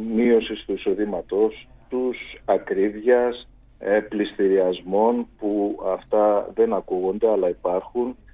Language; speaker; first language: Greek; native; Greek